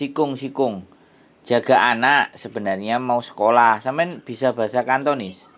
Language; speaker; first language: Indonesian; non-native, local second language; Javanese